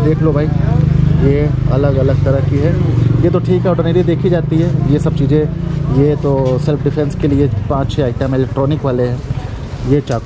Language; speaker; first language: Hindi; native; Hindi